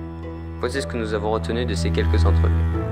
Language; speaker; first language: French; native; French